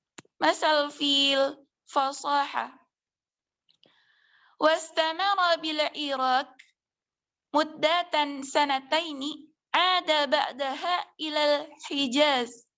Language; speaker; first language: Arabic; non-native, learner; Indonesian